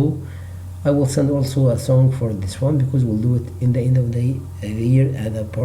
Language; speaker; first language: English; non-native, learner; Arabic